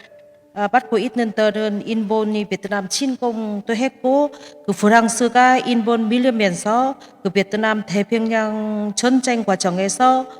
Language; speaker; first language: Korean; non-native, learner; Vietnamese